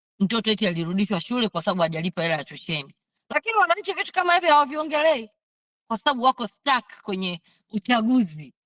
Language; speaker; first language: Swahili; native; Swahili